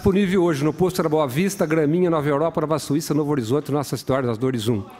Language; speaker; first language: Portuguese; native; Portuguese